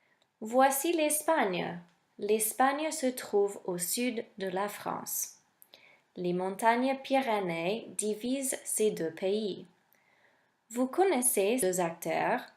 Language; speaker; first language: French; non-native, fluent; English